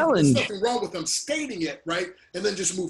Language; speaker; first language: English; native; English